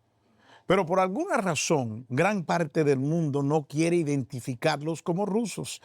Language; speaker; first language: Spanish; native; Spanish